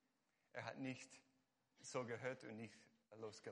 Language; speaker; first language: German; non-native, fluent; Hungarian